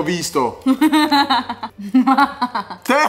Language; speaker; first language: Italian; early bilingual, heritage; Italian